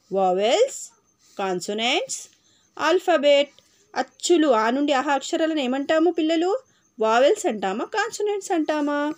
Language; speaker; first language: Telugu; non-native, local second language; Urdu